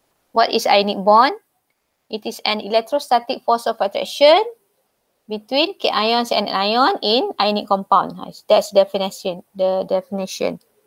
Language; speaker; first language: English; non-native, local second language; Malay